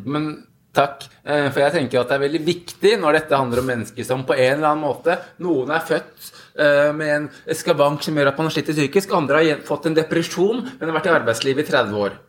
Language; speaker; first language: Norwegian; early bilingual, other home language; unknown